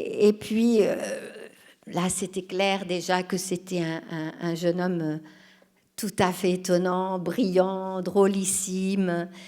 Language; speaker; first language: French; non-native, fluent; Portuguese